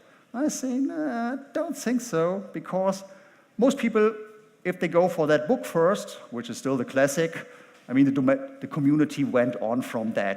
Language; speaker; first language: English; non-native, fluent; German